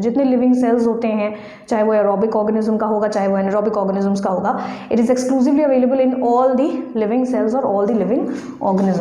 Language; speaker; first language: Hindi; native; Hindi